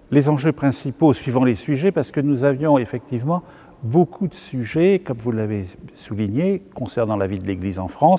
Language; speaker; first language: French; native; French